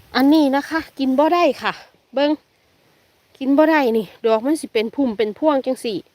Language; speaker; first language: Thai; native; Thai